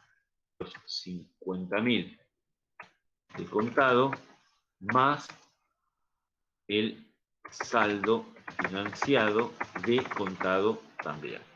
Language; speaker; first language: Spanish; native; Spanish